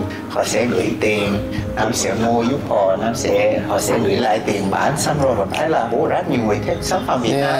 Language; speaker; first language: Vietnamese; non-native, learner; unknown